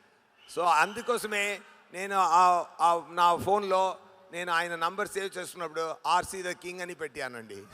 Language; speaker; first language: Telugu; non-native, learner; Tamil